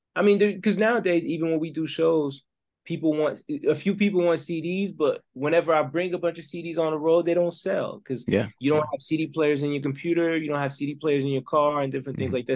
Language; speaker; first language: English; early bilingual, other home language; French